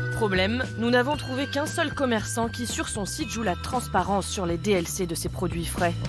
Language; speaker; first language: French; native; French